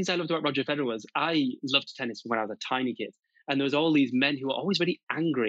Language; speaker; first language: English; native; English